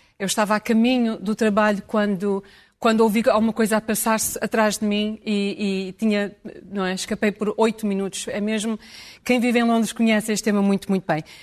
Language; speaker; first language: Portuguese; early bilingual, heritage; English